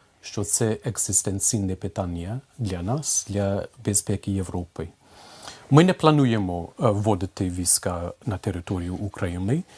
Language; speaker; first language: Ukrainian; non-native, fluent; English